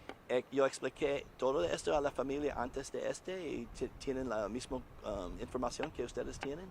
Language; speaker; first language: Spanish; non-native, learner; English